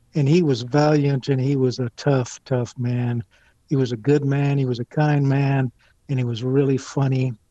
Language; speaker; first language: English; native; English